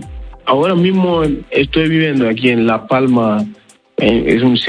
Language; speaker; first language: Spanish; non-native, learner; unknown